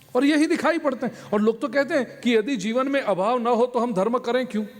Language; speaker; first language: Hindi; non-native, local second language; Gujarati